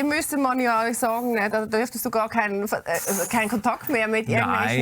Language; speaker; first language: German; native; German